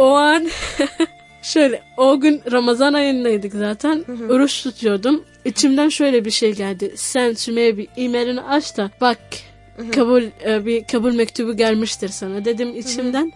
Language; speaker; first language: Turkish; non-native, fluent; Somali